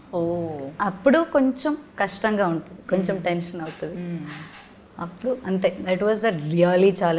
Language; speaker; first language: Telugu; non-native, learner; Malayalam